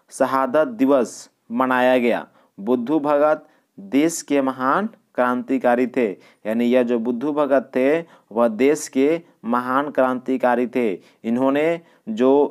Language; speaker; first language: Hindi; native; Hindi